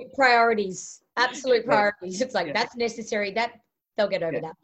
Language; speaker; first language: English; native; English